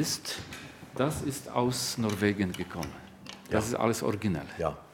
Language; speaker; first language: German; non-native, learner; Polish